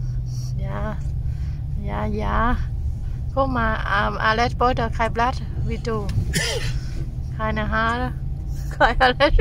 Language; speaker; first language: German; non-native, learner; Vietnamese